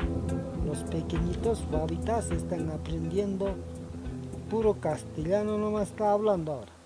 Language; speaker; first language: Spanish; non-native, local second language; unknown